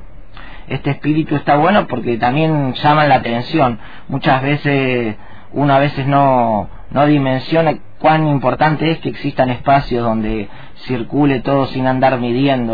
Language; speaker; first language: Spanish; native; Spanish